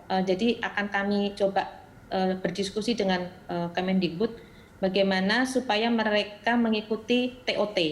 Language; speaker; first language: Indonesian; native; Indonesian